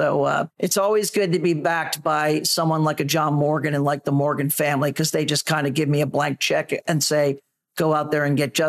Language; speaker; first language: English; native; English